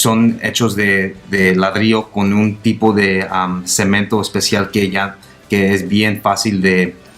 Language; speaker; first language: Spanish; non-native, local second language; English